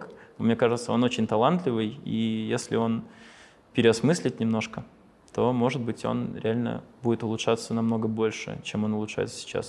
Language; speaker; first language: Russian; native; Russian